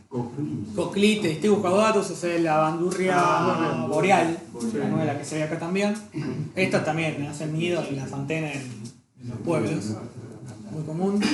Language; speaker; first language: Spanish; native; Spanish